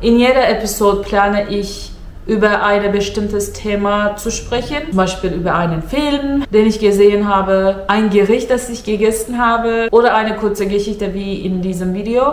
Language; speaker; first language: German; non-native, fluent; Turkish